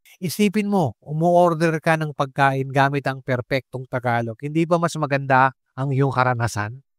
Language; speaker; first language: Filipino; native; Filipino